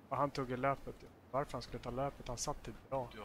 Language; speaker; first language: Swedish; native; Swedish